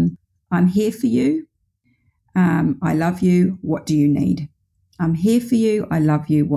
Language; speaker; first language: English; native; English